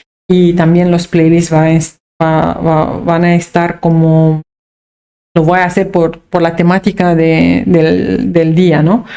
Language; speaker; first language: Spanish; non-native, fluent; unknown